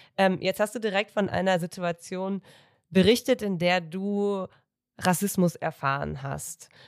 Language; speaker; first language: German; native; German